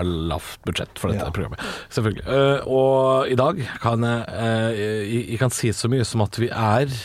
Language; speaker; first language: Norwegian; native; Norwegian